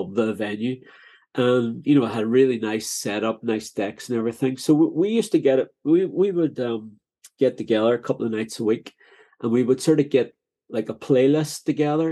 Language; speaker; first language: English; native; English